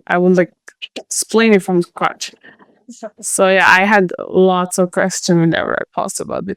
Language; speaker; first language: English; non-native, fluent; Mongolian